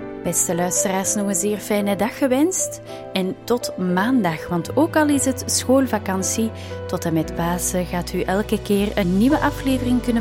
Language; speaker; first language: Dutch; native; Dutch